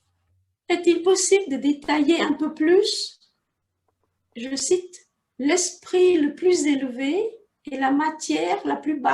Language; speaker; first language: French; native; French